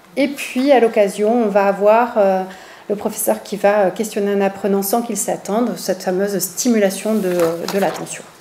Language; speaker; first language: French; native; French